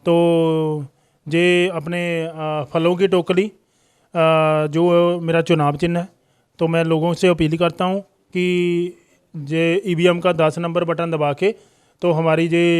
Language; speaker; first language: Hindi; non-native, local second language; Punjabi